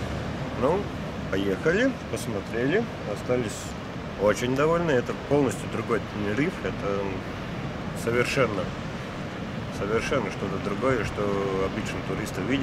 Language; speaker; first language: Russian; non-native, fluent; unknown